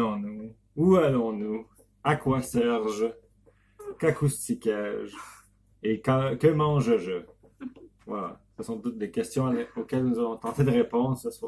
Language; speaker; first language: French; native; French